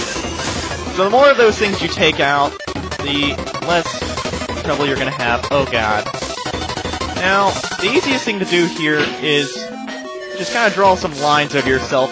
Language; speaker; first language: English; native; English